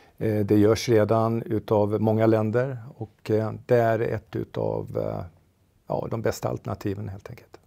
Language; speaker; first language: Swedish; native; Swedish